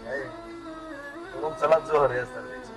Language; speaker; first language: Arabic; non-native, learner; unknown